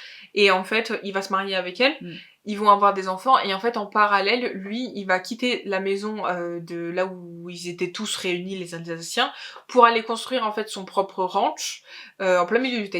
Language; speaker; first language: French; native; French